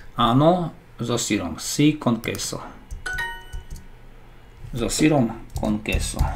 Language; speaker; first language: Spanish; non-native, learner; Slovak